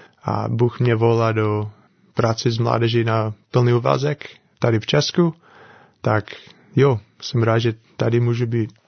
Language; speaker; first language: Czech; non-native, learner; English